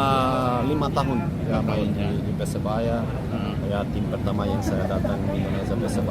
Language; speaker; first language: Indonesian; non-native, fluent; Portuguese